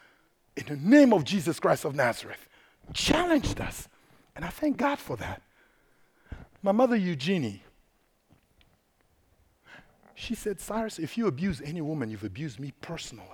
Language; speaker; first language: English; non-native, fluent; Sango